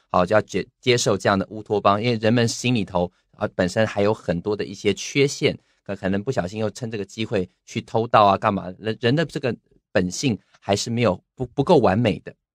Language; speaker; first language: Chinese; native; Chinese